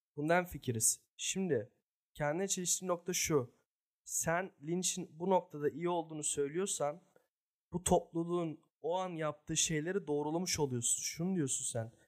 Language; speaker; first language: Turkish; early bilingual, heritage; Turkish